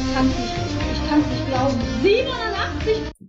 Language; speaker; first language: German; early bilingual, other home language; Turkish